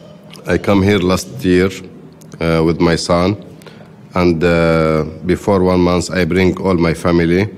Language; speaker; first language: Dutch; non-native, learner; Arabic